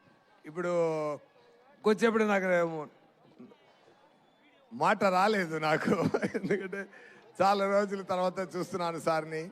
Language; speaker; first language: Telugu; non-native, learner; Tamil